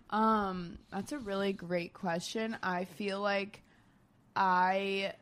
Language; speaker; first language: English; native; English